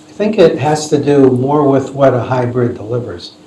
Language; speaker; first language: English; native; English